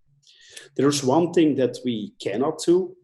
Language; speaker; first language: English; non-native, fluent; Dutch